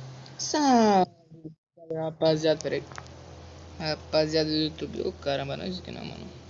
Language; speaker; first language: Portuguese; native; Portuguese